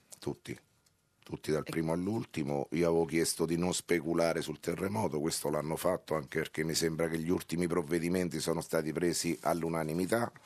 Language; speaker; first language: Italian; native; Italian